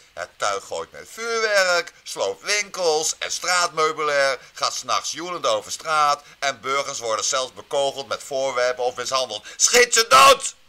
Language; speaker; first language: Dutch; native; Dutch